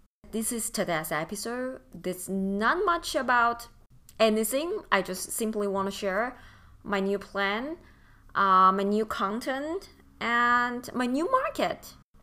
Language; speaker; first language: English; non-native, fluent; Chinese